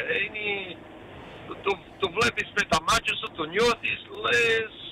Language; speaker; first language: Greek; early bilingual, heritage; Greek